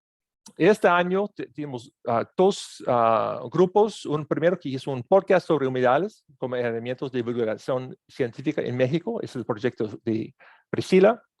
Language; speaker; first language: Spanish; non-native, fluent; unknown